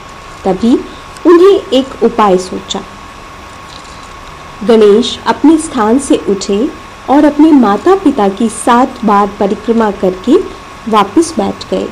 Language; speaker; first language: Hindi; native; Hindi